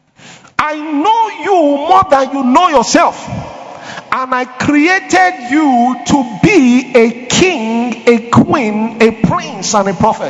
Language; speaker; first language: English; non-native, local second language; Yoruba